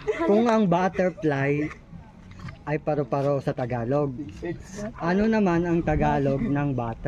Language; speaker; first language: Filipino; native; Filipino